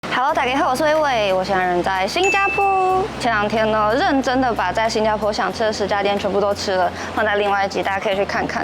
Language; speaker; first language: Chinese; native; Chinese